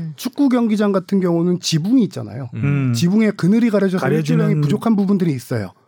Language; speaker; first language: Korean; native; Korean